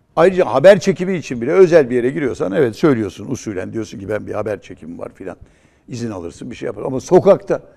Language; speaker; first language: Turkish; native; Turkish